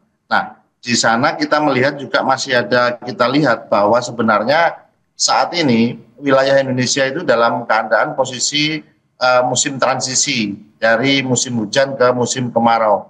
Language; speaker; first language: Indonesian; native; Indonesian